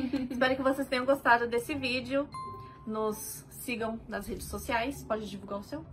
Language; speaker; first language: Portuguese; native; Portuguese